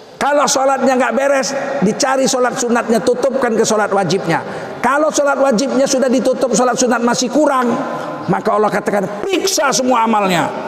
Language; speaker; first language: Indonesian; native; Indonesian